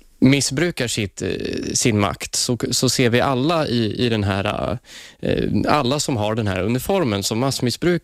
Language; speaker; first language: Swedish; native; Swedish